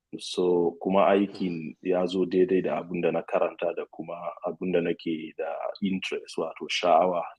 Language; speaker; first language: Hausa; non-native, local second language; Fula